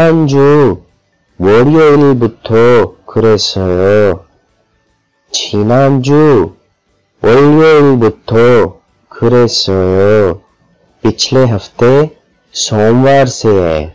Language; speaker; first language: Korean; non-native, fluent; Urdu